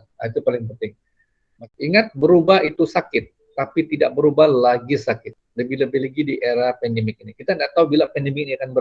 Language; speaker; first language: Indonesian; non-native, local second language; Malay